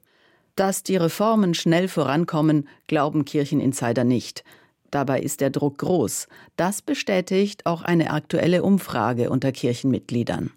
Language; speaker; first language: German; native; German